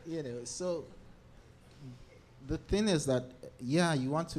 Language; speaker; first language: English; non-native, local second language; Hausa